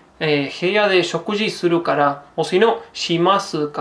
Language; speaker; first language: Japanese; non-native, learner; Spanish